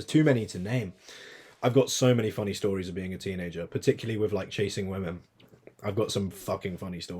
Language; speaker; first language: English; native; English